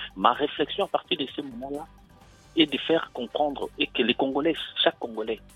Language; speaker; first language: French; non-native, local second language; Lingala